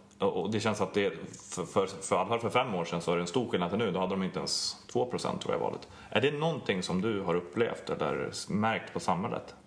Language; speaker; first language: Swedish; native; Swedish